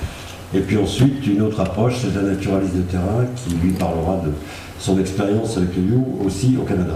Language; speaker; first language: French; native; French